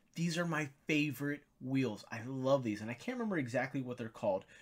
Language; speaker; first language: English; native; English